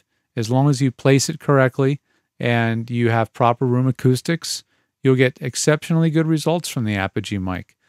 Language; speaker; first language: English; native; English